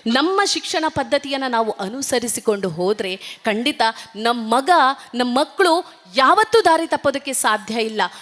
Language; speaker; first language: Kannada; non-native, local second language; Tulu